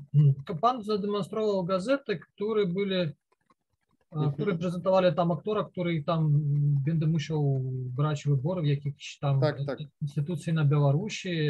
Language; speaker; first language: Polish; non-native, learner; Ukrainian